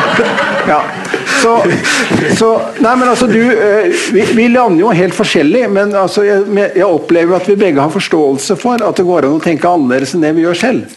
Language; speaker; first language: Norwegian; native; Norwegian